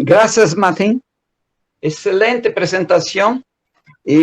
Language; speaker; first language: Spanish; non-native, fluent; Portuguese